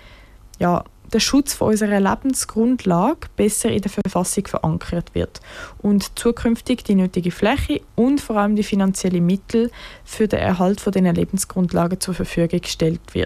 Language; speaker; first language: German; native; German